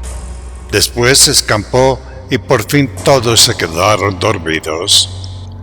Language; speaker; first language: Spanish; native; Spanish